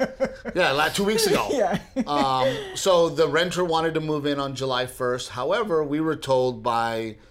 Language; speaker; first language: English; native; English